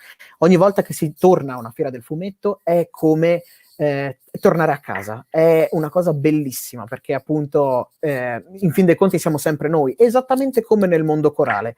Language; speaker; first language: Italian; native; Italian